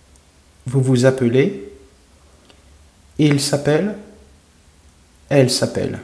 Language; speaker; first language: French; non-native, fluent; English